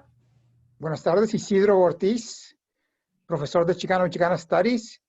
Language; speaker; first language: Spanish; early bilingual, heritage; Spanish